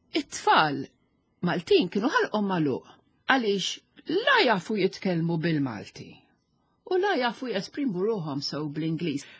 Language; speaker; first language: Maltese; non-native, local second language; English